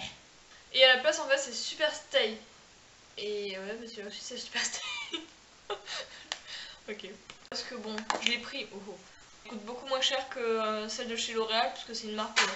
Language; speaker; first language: French; native; French